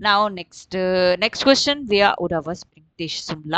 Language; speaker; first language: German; non-native, fluent; Urdu